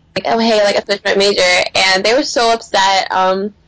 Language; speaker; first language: English; native; English